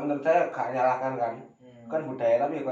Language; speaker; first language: Indonesian; native; Indonesian